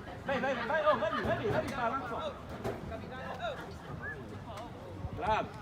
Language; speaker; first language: Italian; native; Italian